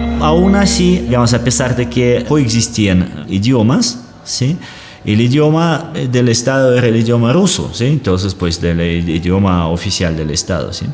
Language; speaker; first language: Spanish; non-native, fluent; Russian